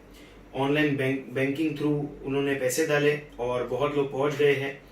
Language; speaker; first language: Hindi; native; Hindi